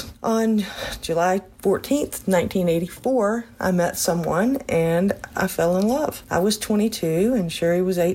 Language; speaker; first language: English; native; English